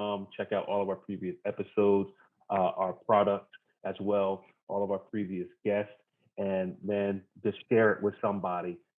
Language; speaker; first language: English; native; English